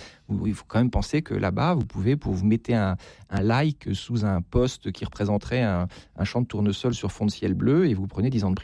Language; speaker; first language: French; native; French